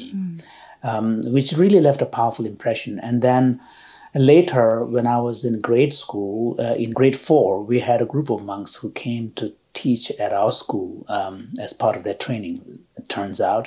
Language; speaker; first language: English; non-native, local second language; Tibetan